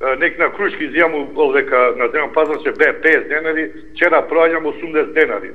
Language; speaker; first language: Macedonian; native; Macedonian